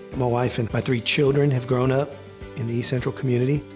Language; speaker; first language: English; native; English